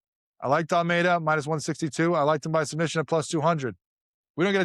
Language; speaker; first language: English; native; English